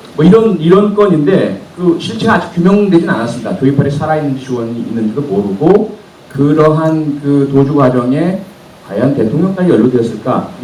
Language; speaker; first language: Korean; native; Korean